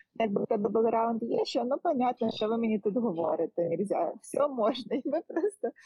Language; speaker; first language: Ukrainian; native; Ukrainian